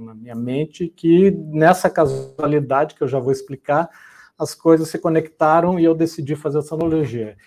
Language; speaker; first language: Portuguese; native; Portuguese